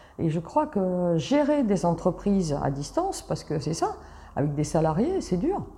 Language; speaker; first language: French; early bilingual, other home language; Italian